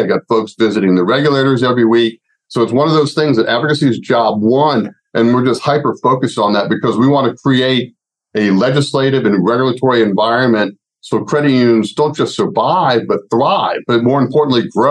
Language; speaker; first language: English; native; English